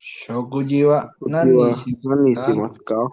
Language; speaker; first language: Japanese; non-native, learner; Indonesian